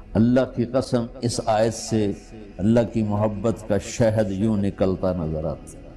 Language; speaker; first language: Urdu; non-native, local second language; Punjabi